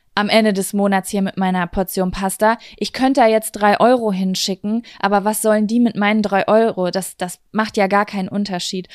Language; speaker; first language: German; native; German